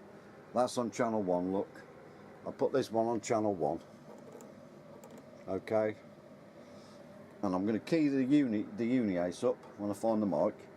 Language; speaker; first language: English; native; English